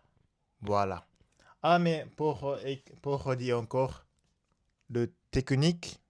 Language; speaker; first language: French; non-native, learner; Japanese